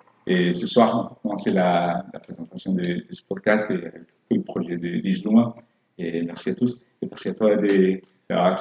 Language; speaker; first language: French; non-native, fluent; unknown